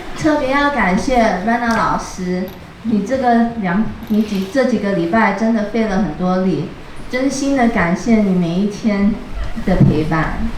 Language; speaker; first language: Chinese; early bilingual, heritage; Chinese